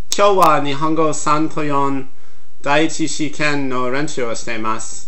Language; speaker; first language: Japanese; non-native, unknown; English